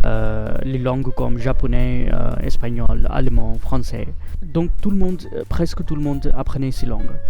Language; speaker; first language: French; non-native, fluent; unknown